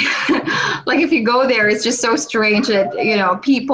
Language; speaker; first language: English; non-native, local second language; Hiligaynon